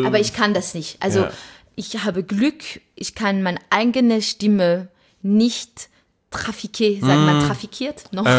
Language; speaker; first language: German; non-native, fluent; French